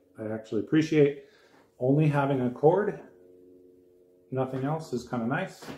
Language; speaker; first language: English; native; English